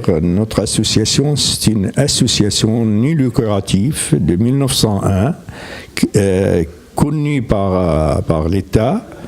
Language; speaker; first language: French; non-native, fluent; Arabic